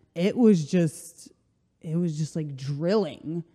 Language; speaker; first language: English; early bilingual, other home language; Slovenian